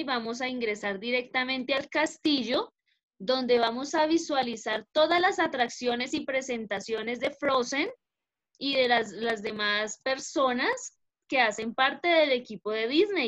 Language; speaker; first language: Spanish; native; Spanish